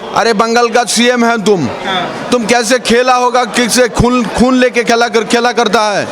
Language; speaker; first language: Hindi; non-native, local second language; Bangla